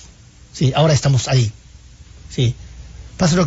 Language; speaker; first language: Spanish; non-native, fluent; Japanese